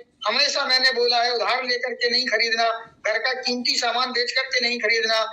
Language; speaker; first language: Hindi; native; Hindi